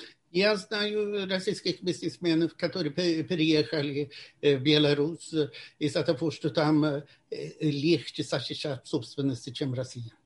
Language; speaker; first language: Russian; non-native, fluent; Swedish